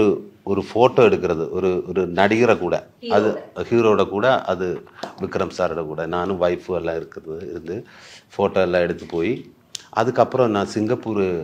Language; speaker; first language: Tamil; non-native, learner; Malayalam